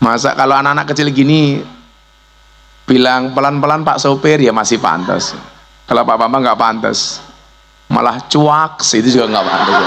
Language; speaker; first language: Indonesian; non-native, local second language; Javanese